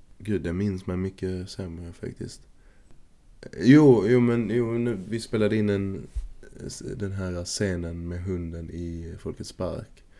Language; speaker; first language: Swedish; early bilingual, other home language; Arabic